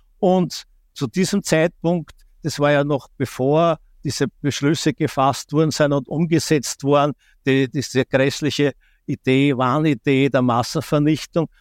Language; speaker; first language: German; native; German